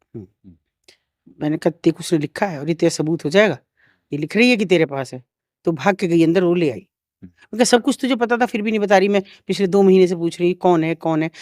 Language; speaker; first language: Hindi; native; Hindi